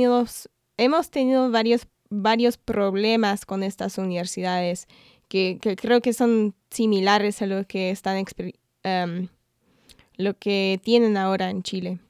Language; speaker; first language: Spanish; non-native, fluent; English